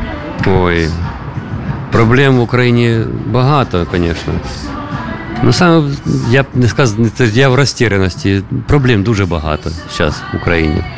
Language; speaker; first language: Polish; non-native, learner; Ukrainian